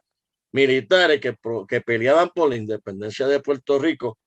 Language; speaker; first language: Spanish; native; Spanish